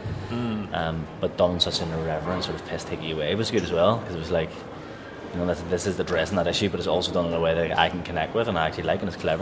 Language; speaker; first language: English; native; English